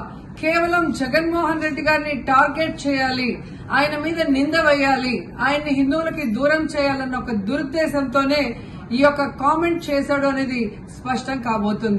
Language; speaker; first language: Telugu; native; Telugu